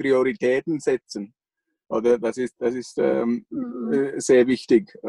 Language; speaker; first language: German; non-native, fluent; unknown